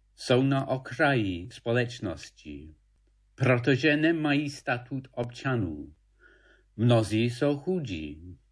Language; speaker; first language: Czech; non-native, fluent; English